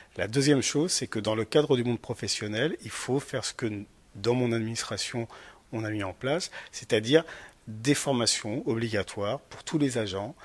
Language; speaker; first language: French; native; French